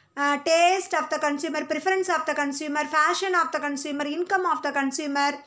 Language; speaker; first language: English; non-native, local second language; Tamil